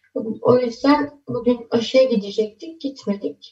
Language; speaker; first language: Turkish; early bilingual, other home language; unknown